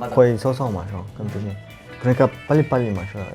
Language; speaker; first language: Korean; non-native, learner; Italian